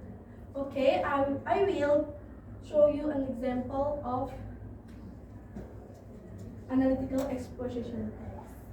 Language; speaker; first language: English; non-native, learner; Indonesian